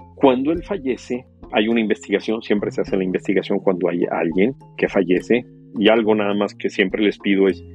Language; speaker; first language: Spanish; native; Spanish